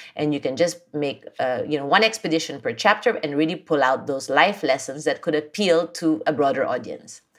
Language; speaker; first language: English; non-native, local second language; French